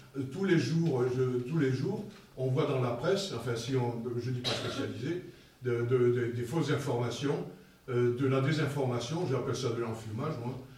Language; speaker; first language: French; native; French